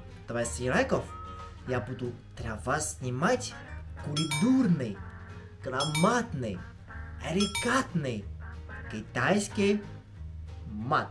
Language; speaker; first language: Russian; non-native, fluent; Chinese